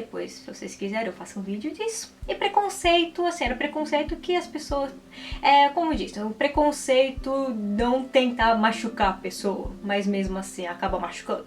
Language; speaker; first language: Portuguese; early bilingual, heritage; Portuguese